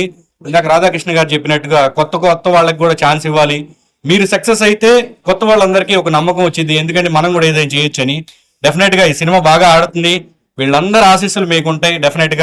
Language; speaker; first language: Telugu; native; Telugu